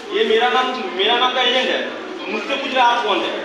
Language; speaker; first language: Hindi; non-native, local second language; Bangla